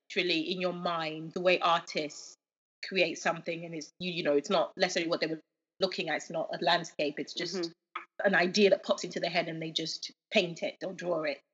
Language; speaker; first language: English; early bilingual, other home language; Yoruba